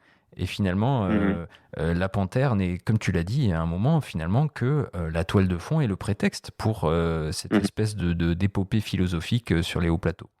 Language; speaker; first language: French; native; French